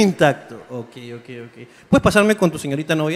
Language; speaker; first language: Spanish; native; Spanish